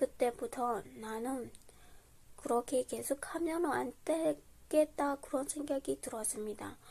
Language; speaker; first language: Korean; non-native, fluent; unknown